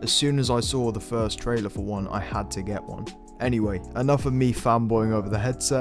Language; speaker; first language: English; native; English